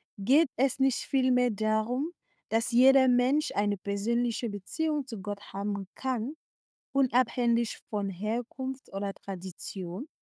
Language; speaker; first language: German; non-native, fluent; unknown